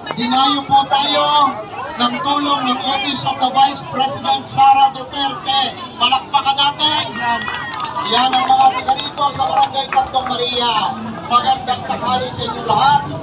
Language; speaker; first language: Filipino; native; Filipino